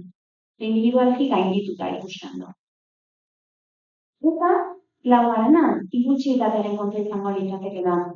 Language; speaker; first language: Basque; native; Basque